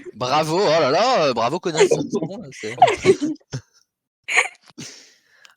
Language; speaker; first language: French; native; French